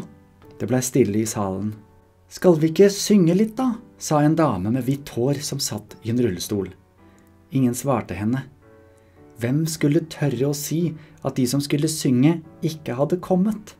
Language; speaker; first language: Norwegian; native; Norwegian